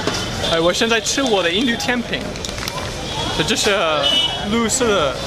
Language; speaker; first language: Chinese; non-native, learner; English